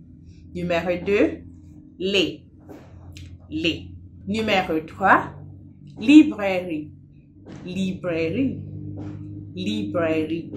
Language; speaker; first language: French; non-native, fluent; English